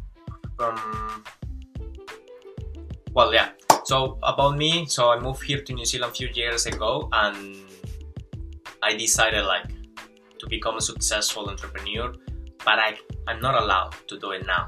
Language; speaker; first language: English; non-native, fluent; Spanish